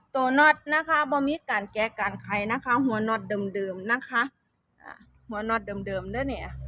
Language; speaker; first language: Thai; non-native, local second language; Northeastern Thai